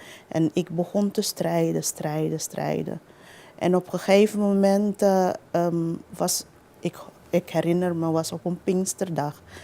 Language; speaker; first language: Dutch; non-native, local second language; Papiamento